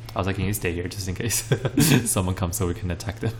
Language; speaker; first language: English; non-native, fluent; Chinese